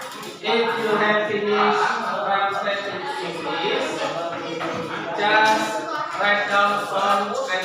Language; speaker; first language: English; non-native, fluent; Indonesian